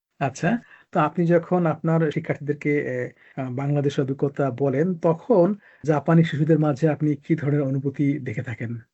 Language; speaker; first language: Bangla; native; Bangla